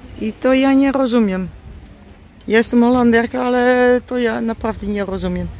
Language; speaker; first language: Polish; non-native, learner; Dutch